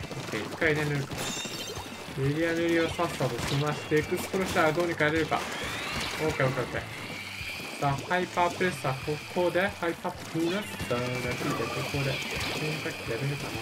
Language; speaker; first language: Japanese; native; Japanese